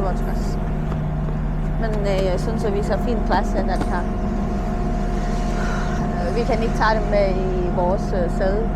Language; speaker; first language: Danish; non-native, learner; Thai